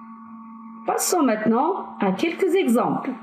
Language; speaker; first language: French; non-native, local second language; Arabic